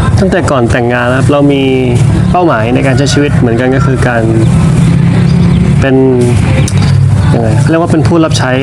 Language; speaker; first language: Thai; native; Thai